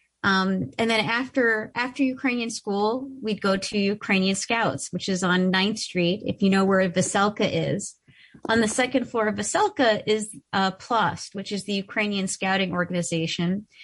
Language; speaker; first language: English; early bilingual, other home language; Ukrainian